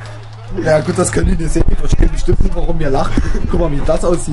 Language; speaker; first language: German; native; German